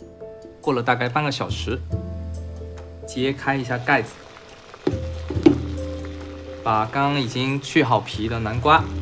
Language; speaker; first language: Chinese; native; Chinese